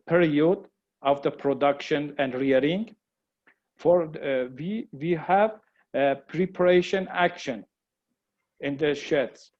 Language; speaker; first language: English; non-native, learner; Persian